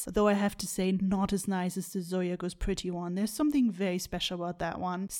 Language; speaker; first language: English; non-native, fluent; German